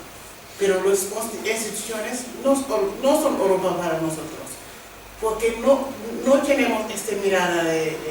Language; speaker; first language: Spanish; non-native, learner; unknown